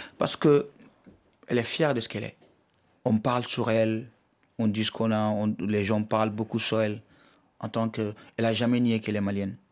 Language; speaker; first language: French; non-native, local second language; Bambara